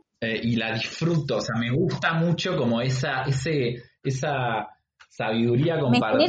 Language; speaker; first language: Spanish; native; Spanish